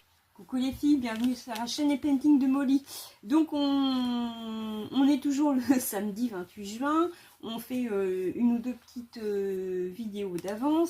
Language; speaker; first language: French; native; French